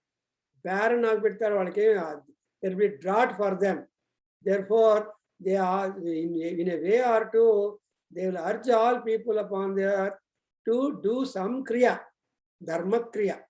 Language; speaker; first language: English; non-native, local second language; Telugu